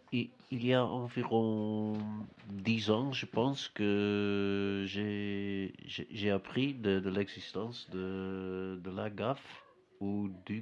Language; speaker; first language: French; non-native, fluent; Dutch